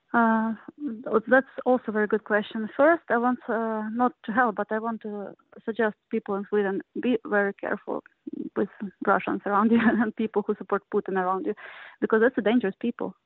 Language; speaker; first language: English; non-native, learner; Ukrainian